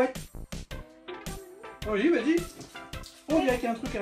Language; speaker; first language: French; native; French